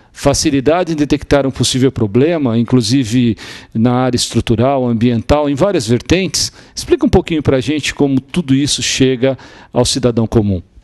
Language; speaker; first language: Portuguese; native; Portuguese